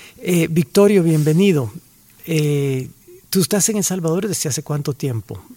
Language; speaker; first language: Spanish; native; Spanish